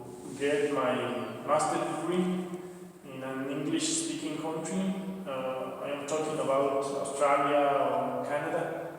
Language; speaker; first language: English; non-native, learner; Spanish